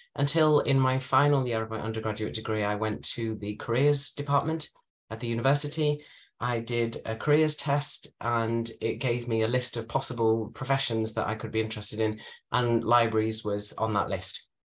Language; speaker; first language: English; native; English